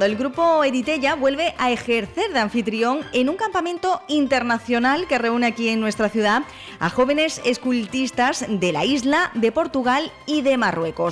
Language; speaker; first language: Spanish; native; Spanish